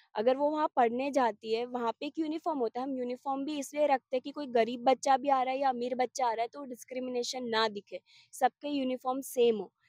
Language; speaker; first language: Hindi; non-native, local second language; Gujarati